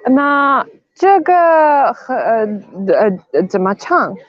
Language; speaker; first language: Chinese; non-native, learner; Afrikaans